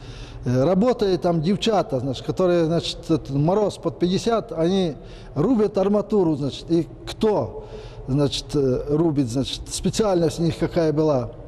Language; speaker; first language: Russian; non-native, local second language; Ukrainian